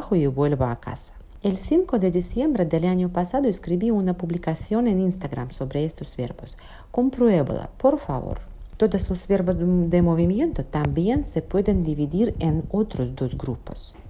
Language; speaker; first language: Spanish; non-native, fluent; Russian